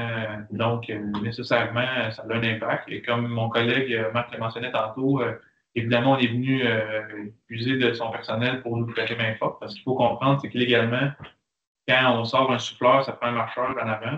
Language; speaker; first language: French; native; French